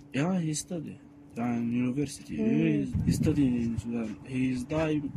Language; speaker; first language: English; non-native, learner; Arabic